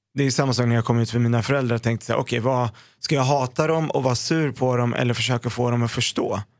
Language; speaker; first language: Swedish; early bilingual, other home language; Arabic